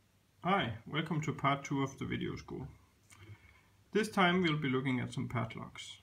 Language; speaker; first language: English; non-native, fluent; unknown